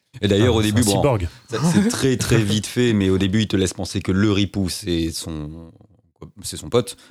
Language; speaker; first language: French; native; French